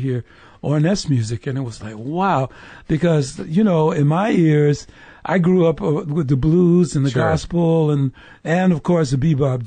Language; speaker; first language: English; native; English